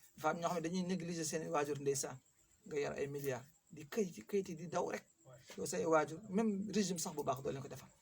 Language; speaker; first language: Wolof; non-native, local second language; Fula